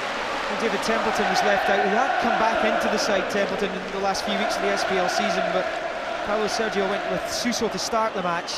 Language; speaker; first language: English; native; English